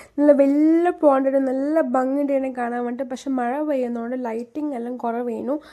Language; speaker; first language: Malayalam; early bilingual, heritage; Malayalam